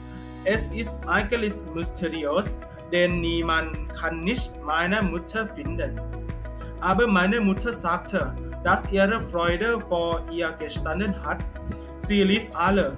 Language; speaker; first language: German; non-native, learner; Thai